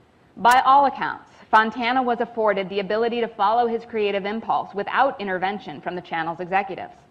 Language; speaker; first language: English; native; English